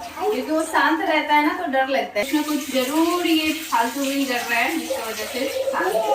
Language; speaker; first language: Hindi; native; Hindi